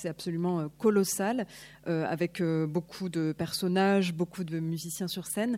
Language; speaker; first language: French; native; French